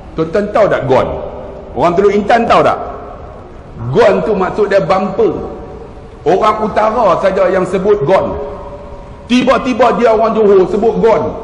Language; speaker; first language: Malay; native; Malay